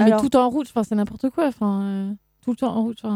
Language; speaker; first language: French; native; French